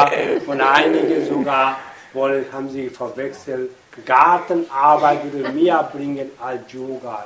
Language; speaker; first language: German; non-native, fluent; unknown